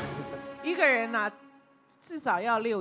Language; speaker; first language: Chinese; native; Chinese